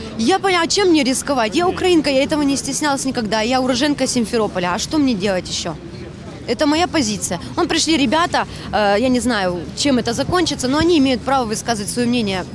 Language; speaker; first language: Russian; native; Russian